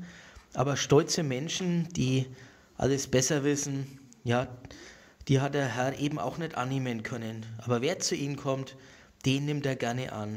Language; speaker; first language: German; native; German